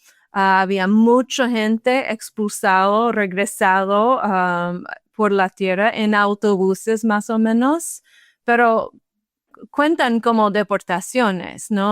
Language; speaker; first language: Spanish; non-native, fluent; English